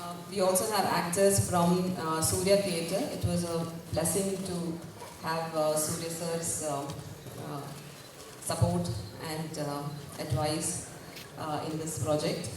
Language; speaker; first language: English; non-native, local second language; Malayalam